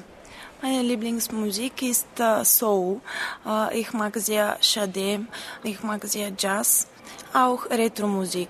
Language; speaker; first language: German; non-native, learner; Bulgarian